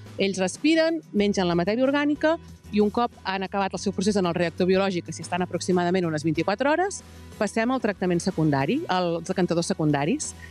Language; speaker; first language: Catalan; native; Catalan